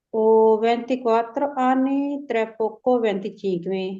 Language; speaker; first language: Italian; non-native, learner; Punjabi